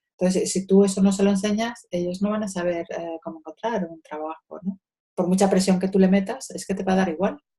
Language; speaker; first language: Spanish; native; Spanish